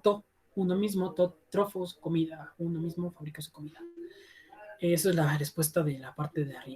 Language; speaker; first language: Spanish; native; Spanish